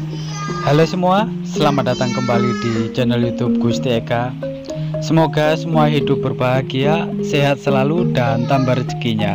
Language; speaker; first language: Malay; non-native, local second language; Javanese